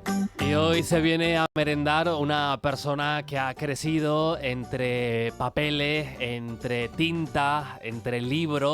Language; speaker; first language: Spanish; native; Spanish